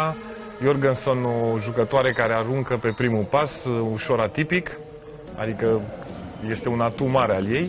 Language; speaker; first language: Romanian; native; Romanian